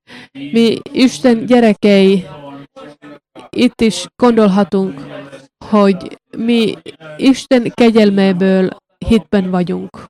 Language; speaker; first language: Hungarian; non-native, learner; Finnish